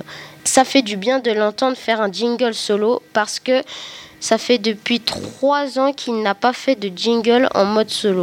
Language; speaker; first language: French; native; French